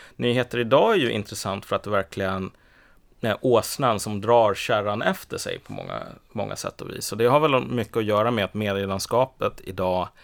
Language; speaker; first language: Swedish; native; Swedish